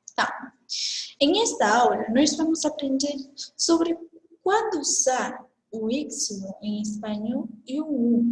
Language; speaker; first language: Portuguese; non-native, fluent; Spanish